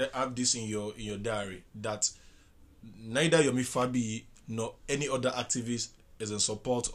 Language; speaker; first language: English; non-native, local second language; Yoruba